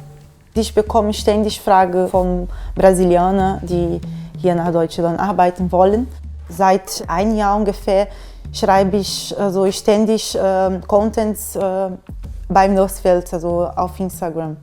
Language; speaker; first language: German; non-native, fluent; Portuguese